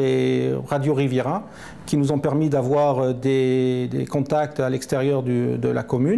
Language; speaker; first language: French; native; French